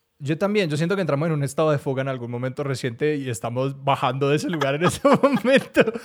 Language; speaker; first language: Spanish; native; Spanish